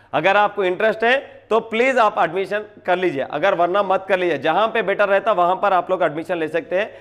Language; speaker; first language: Hindi; non-native, local second language; Telugu